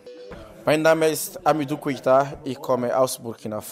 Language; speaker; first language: German; non-native, learner; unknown